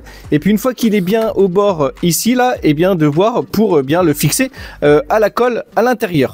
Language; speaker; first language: French; native; French